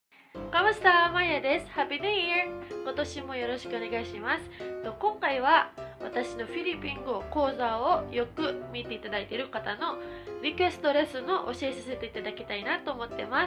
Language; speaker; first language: Japanese; non-native, local second language; Filipino